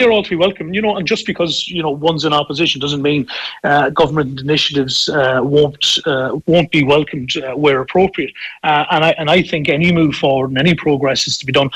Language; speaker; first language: English; native; English